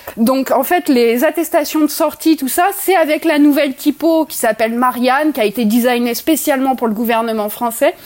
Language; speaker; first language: French; native; French